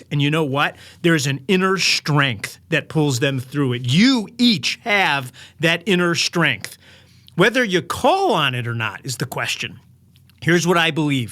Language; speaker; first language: English; native; English